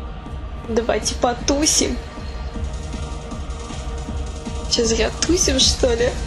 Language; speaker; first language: Russian; native; Russian